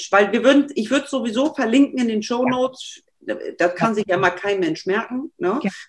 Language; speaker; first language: German; native; German